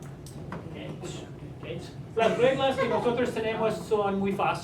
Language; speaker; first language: Spanish; non-native, learner; English